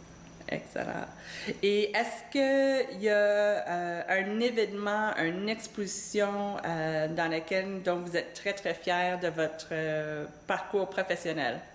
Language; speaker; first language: French; native; French